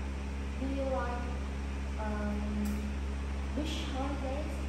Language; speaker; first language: English; non-native, learner; Vietnamese